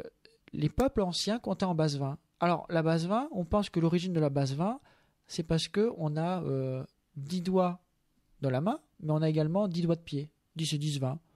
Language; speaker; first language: French; native; French